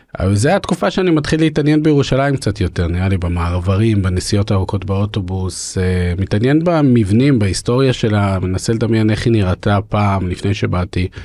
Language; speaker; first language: Hebrew; early bilingual, other home language; Russian